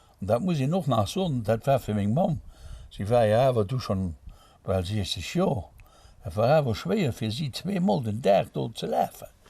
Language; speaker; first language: Luxembourgish; native; Luxembourgish